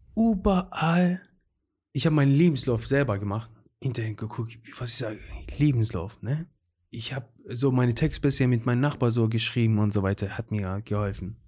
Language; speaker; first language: German; non-native, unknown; Persian